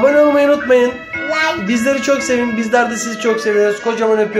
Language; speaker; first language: Turkish; native; Turkish